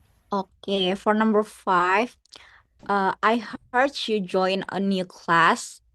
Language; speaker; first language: English; non-native, learner; Indonesian